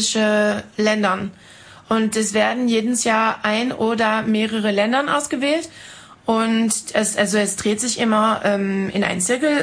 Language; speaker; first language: German; non-native, fluent; French